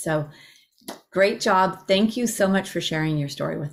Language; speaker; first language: English; native; English